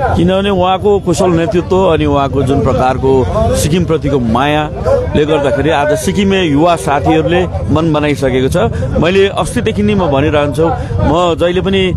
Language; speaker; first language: Nepali; native; Nepali